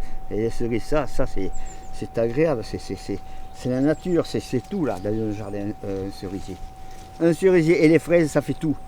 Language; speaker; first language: French; native; French